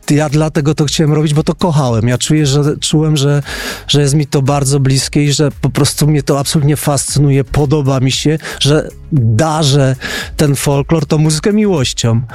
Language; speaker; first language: Polish; native; Polish